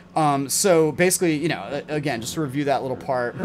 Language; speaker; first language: English; native; English